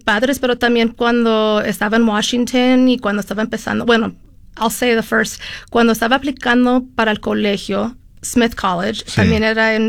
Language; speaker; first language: Spanish; early bilingual, heritage; Spanish